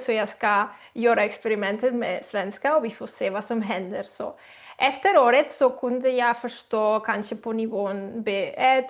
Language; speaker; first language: Swedish; non-native, learner; Spanish